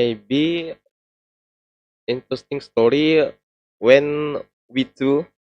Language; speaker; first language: English; non-native, learner; Indonesian